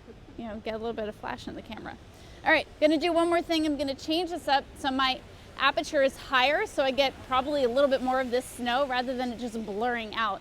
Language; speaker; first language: English; native; English